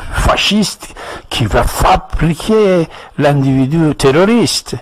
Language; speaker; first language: French; non-native, fluent; Persian